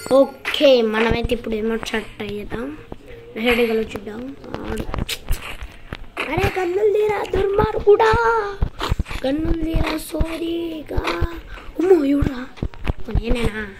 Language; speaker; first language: Telugu; native; Telugu